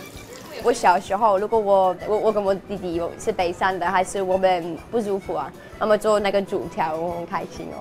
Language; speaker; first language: Chinese; non-native, learner; English